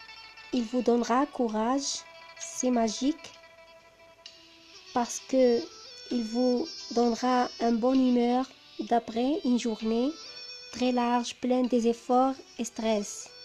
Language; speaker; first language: French; non-native, local second language; Arabic